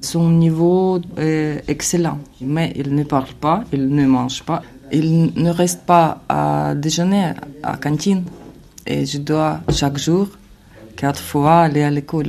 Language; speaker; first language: French; non-native, learner; Ukrainian